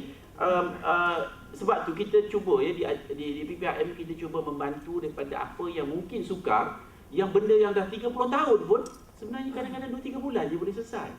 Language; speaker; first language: Malay; native; Malay